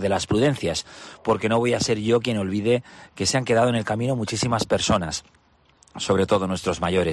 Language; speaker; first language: Spanish; native; Spanish